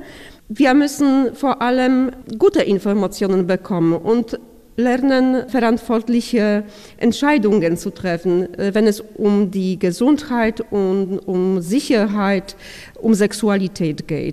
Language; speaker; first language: German; non-native, fluent; Polish